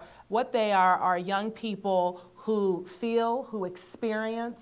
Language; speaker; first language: English; native; English